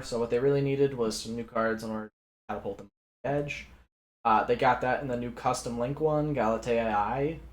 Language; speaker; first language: English; native; English